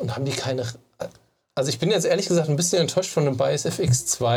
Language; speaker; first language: German; native; German